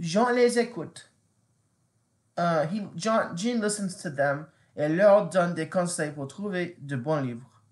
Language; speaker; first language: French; non-native, fluent; English